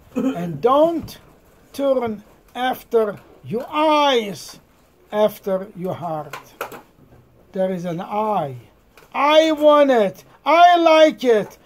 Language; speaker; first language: English; non-native, fluent; Hebrew